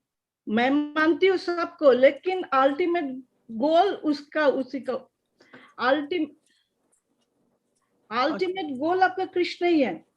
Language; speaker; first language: Hindi; non-native, local second language; Bangla